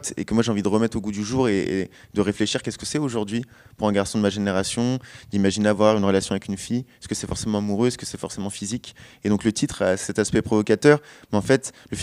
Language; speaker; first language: French; native; French